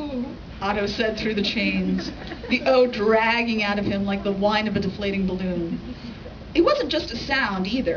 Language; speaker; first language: English; native; English